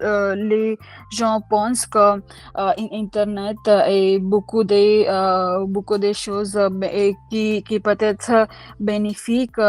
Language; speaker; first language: French; non-native, learner; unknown